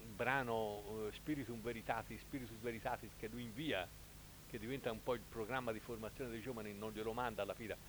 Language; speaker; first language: Italian; native; Italian